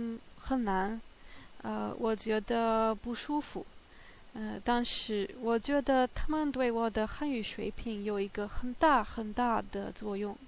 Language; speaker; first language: Chinese; non-native, fluent; German